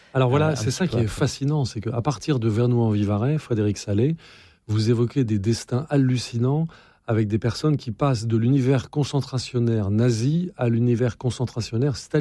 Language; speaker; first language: French; native; French